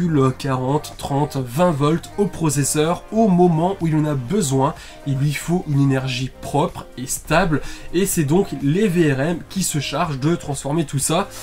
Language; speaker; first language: French; native; French